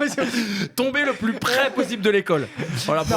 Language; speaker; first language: French; native; French